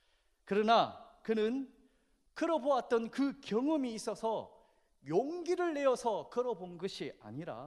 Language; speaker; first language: Korean; native; Korean